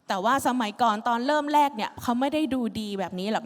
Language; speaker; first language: Thai; native; Thai